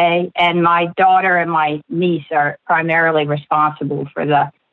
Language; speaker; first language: English; native; English